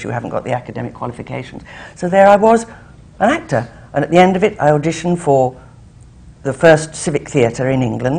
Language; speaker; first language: English; native; English